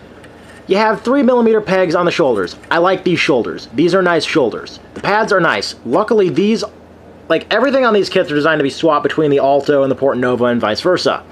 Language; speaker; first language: English; native; English